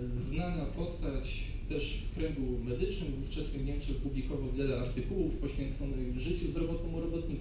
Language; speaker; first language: Polish; native; Polish